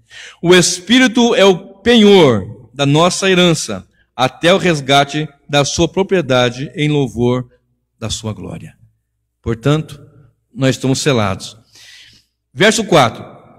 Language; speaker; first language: Portuguese; native; Portuguese